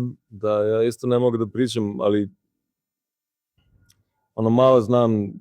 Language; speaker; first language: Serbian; non-native, learner; Slovenian